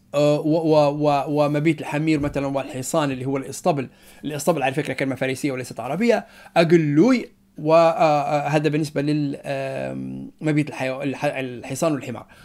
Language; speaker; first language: Arabic; non-native, local second language; Berber languages